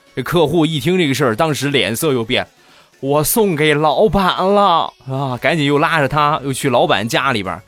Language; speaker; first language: Chinese; native; Chinese